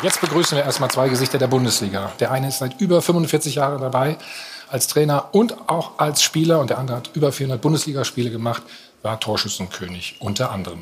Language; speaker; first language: German; native; German